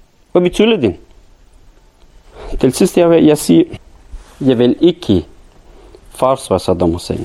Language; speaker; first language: Danish; non-native, learner; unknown